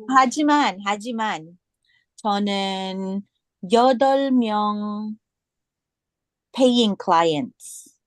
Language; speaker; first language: Korean; non-native, learner; English